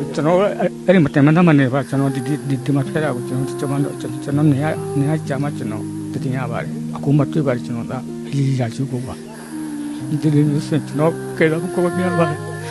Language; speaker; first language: Burmese; non-native, local second language; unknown